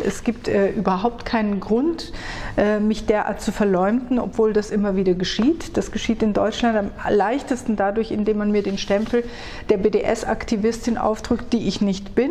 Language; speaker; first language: German; early bilingual, other home language; Hebrew